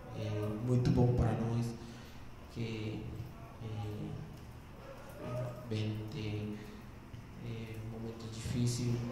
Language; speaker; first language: Portuguese; non-native, learner; Spanish